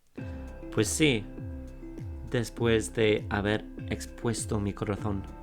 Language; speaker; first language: Spanish; non-native, fluent; English